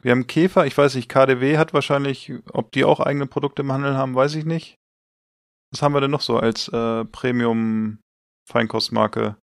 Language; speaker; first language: German; native; German